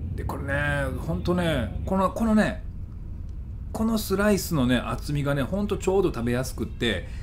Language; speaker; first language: Japanese; native; Japanese